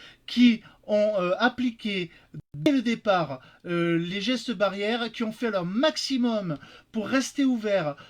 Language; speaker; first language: French; native; French